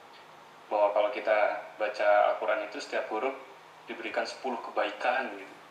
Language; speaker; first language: Malay; native; Malay